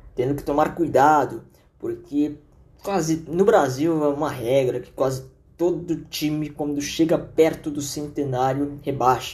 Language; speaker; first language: Portuguese; native; Portuguese